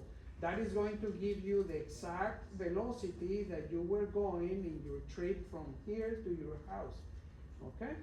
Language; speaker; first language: English; non-native, fluent; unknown